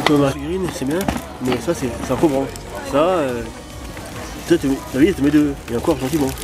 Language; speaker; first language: French; native; French